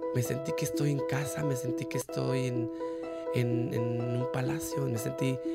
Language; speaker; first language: Spanish; native; Spanish